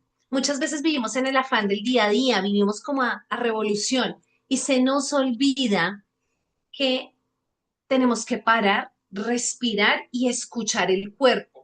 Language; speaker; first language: Spanish; native; Spanish